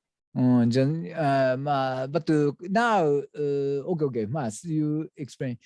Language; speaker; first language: English; non-native, learner; Japanese